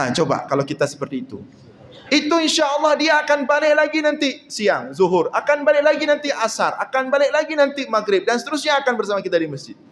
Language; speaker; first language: Malay; non-native, local second language; Achinese